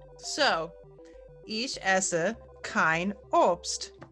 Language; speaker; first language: German; non-native, learner; English